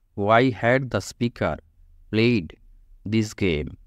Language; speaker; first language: English; non-native, local second language; Bangla